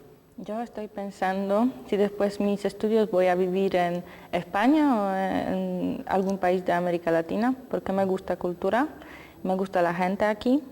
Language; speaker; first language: Spanish; non-native, learner; Polish